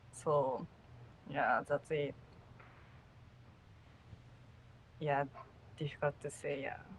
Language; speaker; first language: English; non-native, learner; Japanese